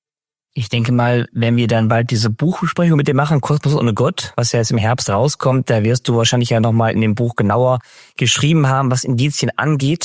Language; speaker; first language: German; native; German